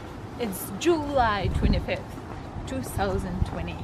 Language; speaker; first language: English; non-native, fluent; Kazakh